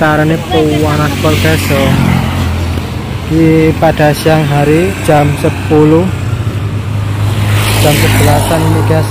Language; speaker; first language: Indonesian; non-native, local second language; Javanese